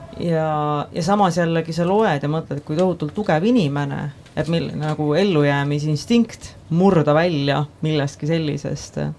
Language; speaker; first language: Estonian; native; Estonian